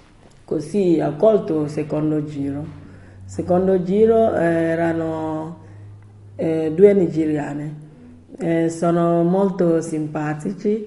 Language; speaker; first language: Italian; non-native, learner; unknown